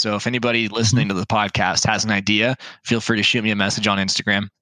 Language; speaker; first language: English; native; English